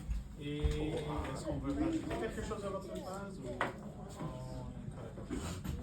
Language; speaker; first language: French; non-native, local second language; English